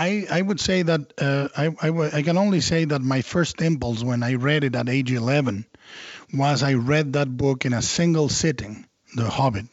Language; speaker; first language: English; non-native, fluent; Spanish